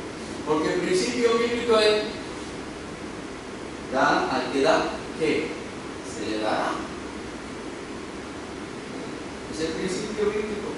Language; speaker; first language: Spanish; native; Spanish